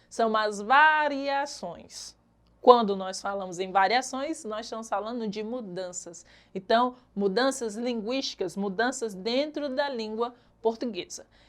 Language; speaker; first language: Portuguese; native; Portuguese